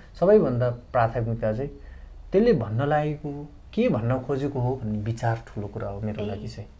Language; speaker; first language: Nepali; non-native, local second language; Gurung